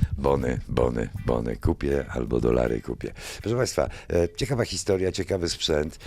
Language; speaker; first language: Polish; native; Polish